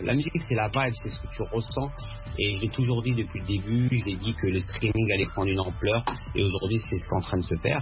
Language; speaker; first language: French; early bilingual, other home language; Arabic